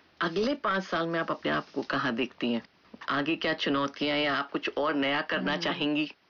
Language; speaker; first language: Hindi; native; Hindi